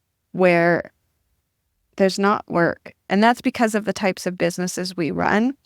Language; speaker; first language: English; native; English